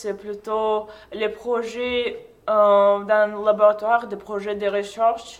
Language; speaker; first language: French; non-native, fluent; Russian